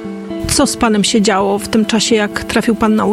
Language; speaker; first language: Polish; native; Polish